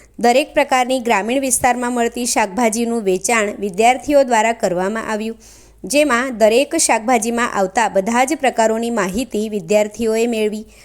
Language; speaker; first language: Gujarati; non-native, local second language; Marathi